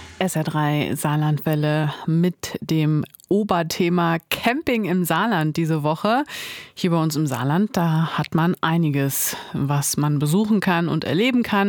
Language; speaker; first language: German; native; German